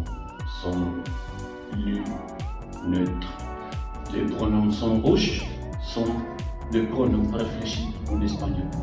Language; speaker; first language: French; non-native, fluent; Spanish